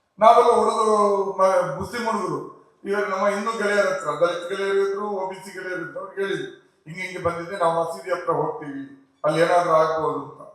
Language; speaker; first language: Kannada; non-native, local second language; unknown